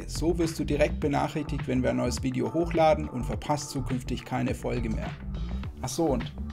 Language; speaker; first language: German; native; German